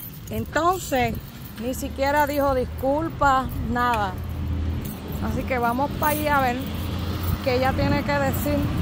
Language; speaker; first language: Spanish; native; Spanish